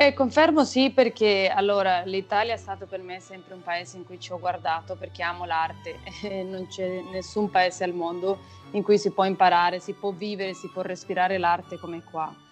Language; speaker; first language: Italian; non-native, fluent; Spanish